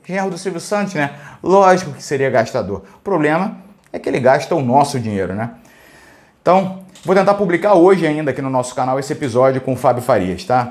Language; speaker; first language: Portuguese; native; Portuguese